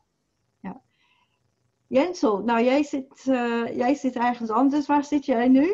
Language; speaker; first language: Dutch; non-native, fluent; English